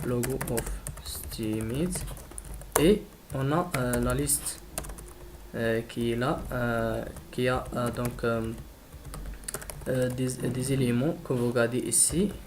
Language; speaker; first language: French; non-native, learner; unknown